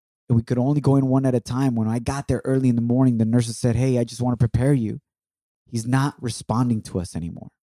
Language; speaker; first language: English; early bilingual, other home language; Spanish